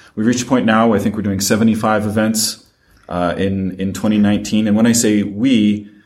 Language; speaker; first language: English; non-native, fluent; French